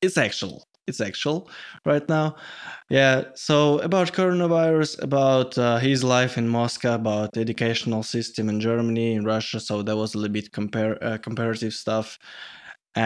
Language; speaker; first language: English; non-native, fluent; Russian